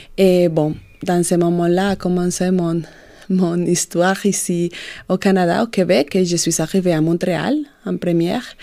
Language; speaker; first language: French; non-native, fluent; Spanish